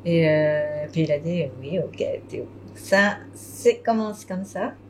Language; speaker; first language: French; non-native, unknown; Japanese